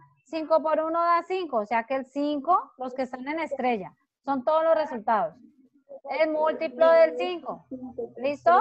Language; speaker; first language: Spanish; native; Spanish